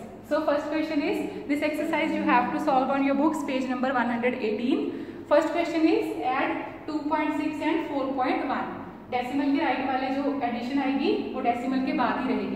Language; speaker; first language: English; non-native, local second language; Hindi